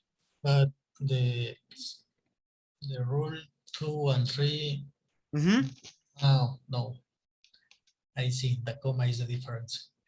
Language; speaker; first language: English; non-native, learner; Spanish